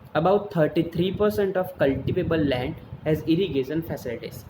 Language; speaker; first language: English; non-native, local second language; Gujarati